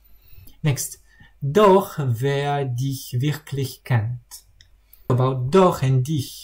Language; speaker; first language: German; non-native, learner; Russian